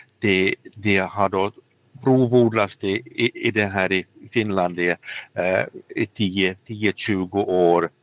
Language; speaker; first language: Swedish; native; Swedish